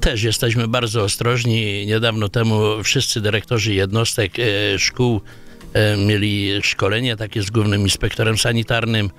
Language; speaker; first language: Polish; native; Polish